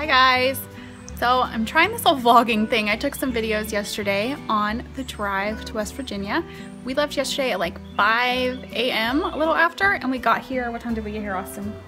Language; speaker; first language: English; native; English